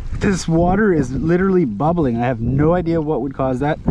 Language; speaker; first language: English; native; English